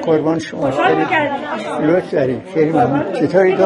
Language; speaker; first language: Persian; native; Persian